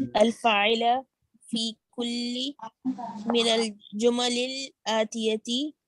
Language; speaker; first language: Arabic; non-native, learner; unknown